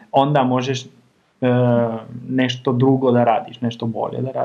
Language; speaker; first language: Serbian; non-native, learner; Spanish